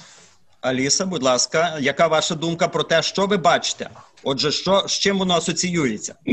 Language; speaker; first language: Ukrainian; native; Ukrainian